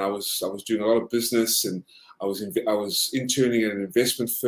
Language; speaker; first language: English; native; English